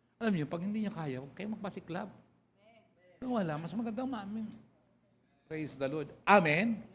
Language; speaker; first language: Filipino; native; Filipino